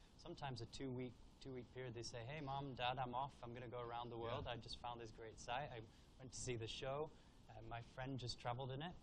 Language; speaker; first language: English; native; English